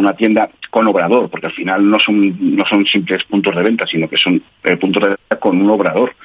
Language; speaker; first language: Spanish; native; Spanish